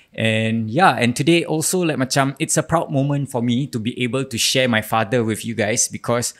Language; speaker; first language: English; non-native, local second language; Malay